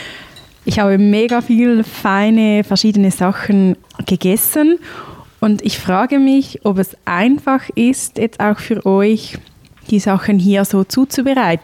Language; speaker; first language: German; native; German